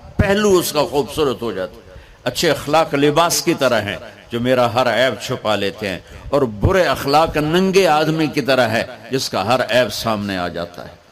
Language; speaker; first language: Urdu; non-native, local second language; Punjabi